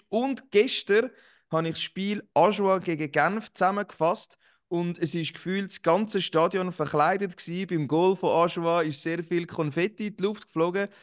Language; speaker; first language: German; native; German